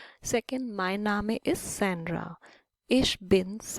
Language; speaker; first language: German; non-native, fluent; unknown